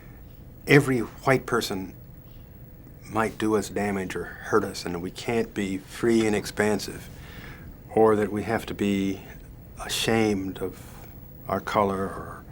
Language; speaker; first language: English; native; English